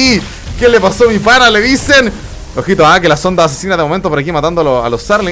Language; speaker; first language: Spanish; native; Spanish